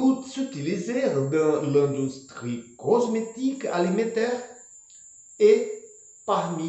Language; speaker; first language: French; non-native, learner; Portuguese